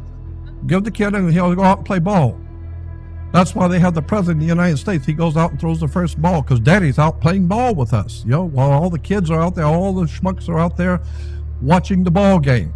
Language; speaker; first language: English; native; English